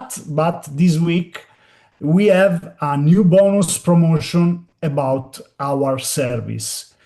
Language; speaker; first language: English; non-native, learner; Italian